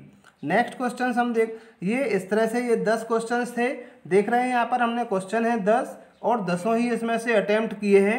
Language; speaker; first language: Hindi; native; Hindi